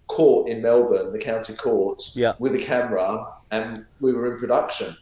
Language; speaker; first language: English; native; English